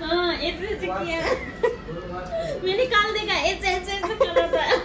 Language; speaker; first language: Hindi; non-native, local second language; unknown